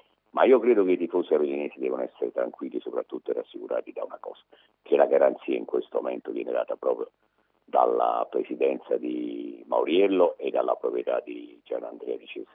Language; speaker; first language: Italian; native; Italian